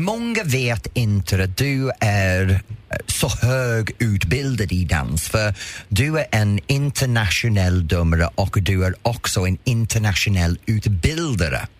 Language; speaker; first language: Swedish; non-native, fluent; English